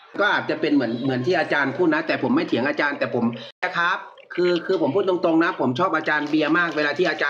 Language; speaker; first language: Thai; native; Thai